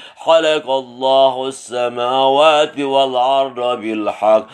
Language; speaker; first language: Arabic; non-native, learner; Indonesian